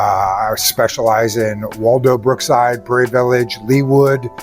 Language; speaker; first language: English; native; English